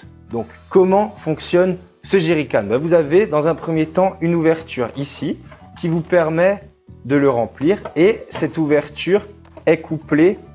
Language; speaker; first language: French; native; French